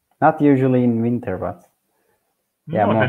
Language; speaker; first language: English; non-native, learner; Turkish